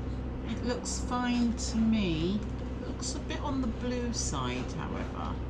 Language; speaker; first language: English; native; English